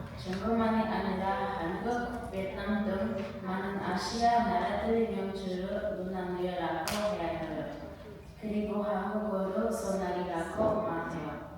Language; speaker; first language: Korean; non-native, learner; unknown